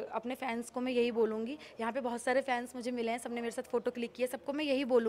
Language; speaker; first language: Hindi; native; Hindi